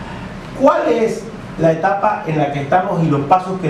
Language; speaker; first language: Spanish; native; Spanish